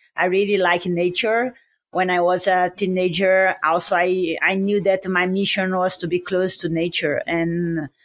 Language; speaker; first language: English; non-native, learner; Portuguese